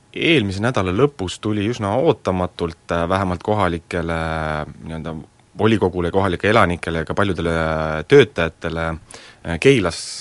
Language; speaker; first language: Estonian; native; Estonian